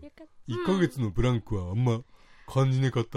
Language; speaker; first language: Japanese; native; Japanese